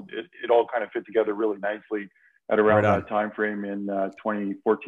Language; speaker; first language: English; native; English